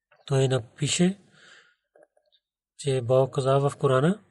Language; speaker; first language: Bulgarian; non-native, learner; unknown